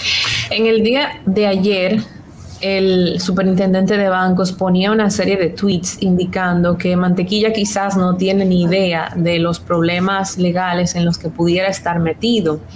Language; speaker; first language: Spanish; native; Spanish